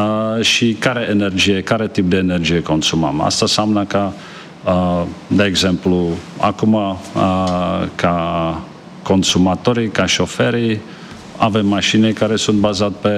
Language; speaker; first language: Romanian; non-native, fluent; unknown